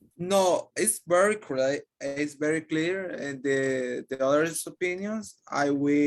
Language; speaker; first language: English; non-native, learner; Spanish